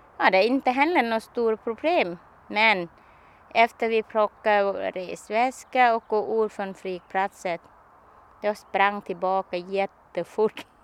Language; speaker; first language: Swedish; non-native, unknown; Thai